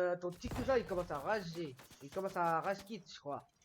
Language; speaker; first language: French; native; French